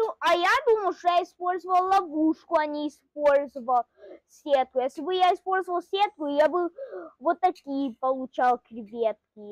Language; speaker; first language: Russian; early bilingual, heritage; Russian